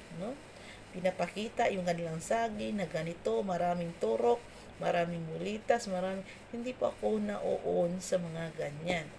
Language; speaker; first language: Filipino; non-native, local second language; Cebuano